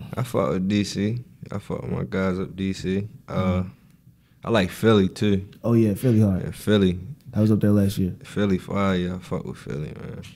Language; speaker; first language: English; native; English